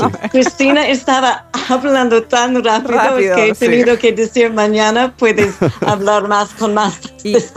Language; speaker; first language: Spanish; non-native, learner; English